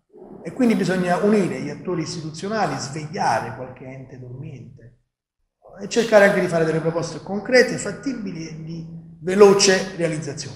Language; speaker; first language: Italian; native; Italian